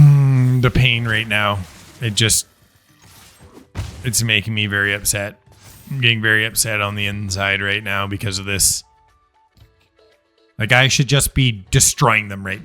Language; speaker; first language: English; native; English